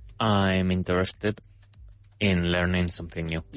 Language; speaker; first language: English; non-native, fluent; Spanish